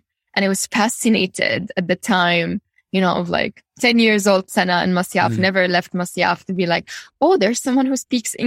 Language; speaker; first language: English; non-native, fluent; Arabic